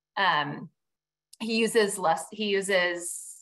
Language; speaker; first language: English; native; English